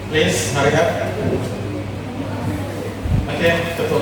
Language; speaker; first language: English; non-native, fluent; Indonesian